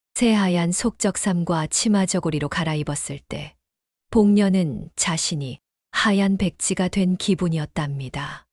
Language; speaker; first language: Korean; native; Korean